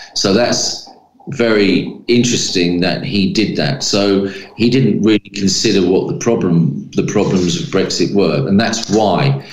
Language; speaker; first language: English; native; English